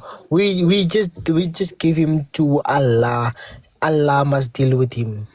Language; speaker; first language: English; early bilingual, heritage; English